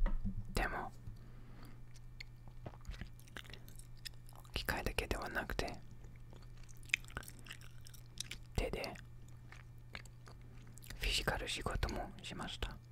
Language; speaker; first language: Japanese; non-native, learner; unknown